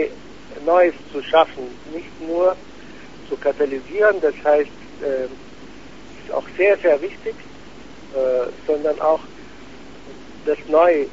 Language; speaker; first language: German; non-native, fluent; Arabic